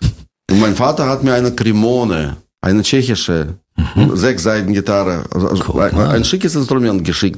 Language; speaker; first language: German; non-native, fluent; Russian